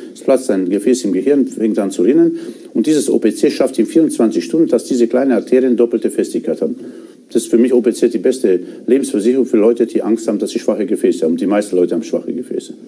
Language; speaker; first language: German; non-native, fluent; Romanian